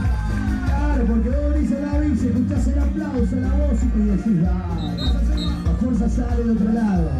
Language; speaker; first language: Spanish; native; Spanish